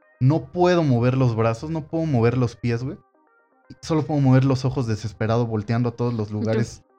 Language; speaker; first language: Spanish; native; Spanish